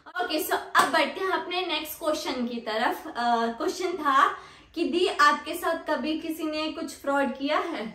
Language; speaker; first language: Hindi; non-native, local second language; Punjabi